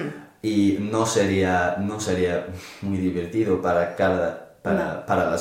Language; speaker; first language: Spanish; non-native, learner; English